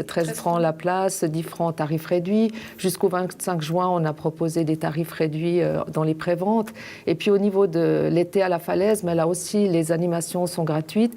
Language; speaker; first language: French; native; French